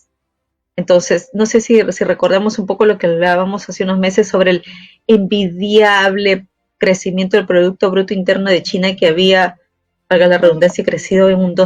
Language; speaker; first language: Spanish; native; Spanish